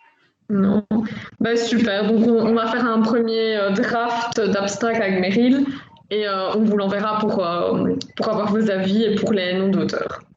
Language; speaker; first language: French; native; French